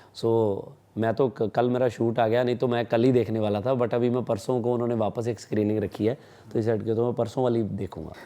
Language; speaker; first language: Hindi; non-native, local second language; Punjabi